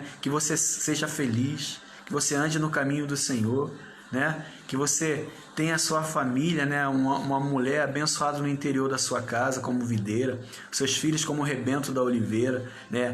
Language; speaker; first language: Portuguese; native; Portuguese